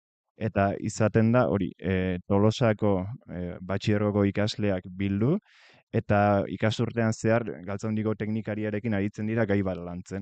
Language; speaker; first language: Basque; native; Basque